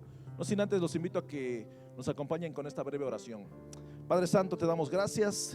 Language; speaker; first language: Spanish; native; Spanish